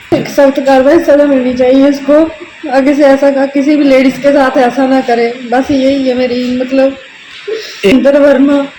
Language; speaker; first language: Hindi; non-native, local second language; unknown